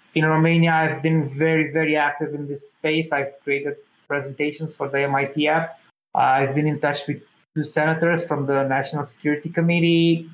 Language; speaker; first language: English; non-native, fluent; Romanian